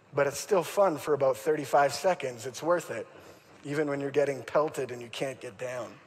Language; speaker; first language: English; native; English